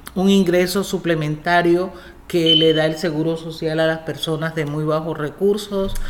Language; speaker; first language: Spanish; native; Spanish